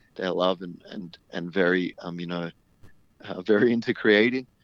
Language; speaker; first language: English; early bilingual, other home language; Hindi